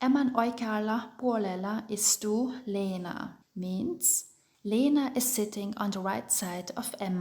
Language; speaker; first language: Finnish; non-native, fluent; German